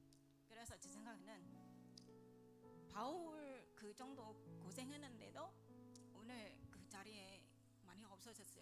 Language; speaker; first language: Korean; non-native, learner; Vietnamese